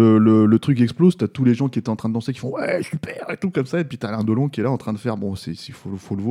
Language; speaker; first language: French; native; French